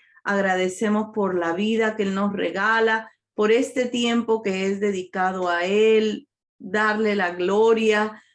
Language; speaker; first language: Spanish; native; Spanish